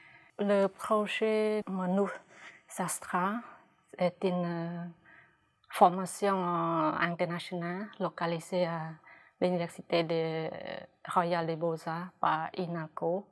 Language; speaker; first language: French; non-native, fluent; Khmer